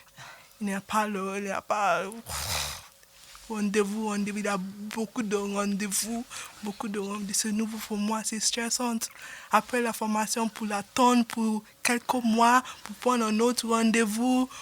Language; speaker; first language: French; non-native, learner; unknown